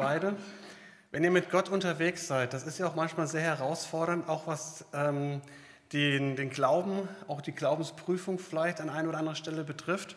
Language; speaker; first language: German; native; German